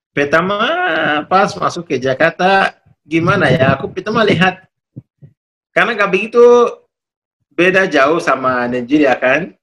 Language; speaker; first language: Indonesian; non-native, fluent; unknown